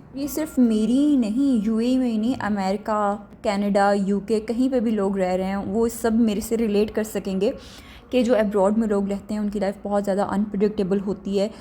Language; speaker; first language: Urdu; native; Urdu